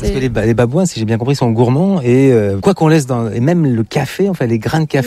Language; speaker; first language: French; native; French